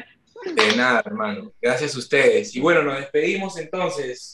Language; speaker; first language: Spanish; native; Spanish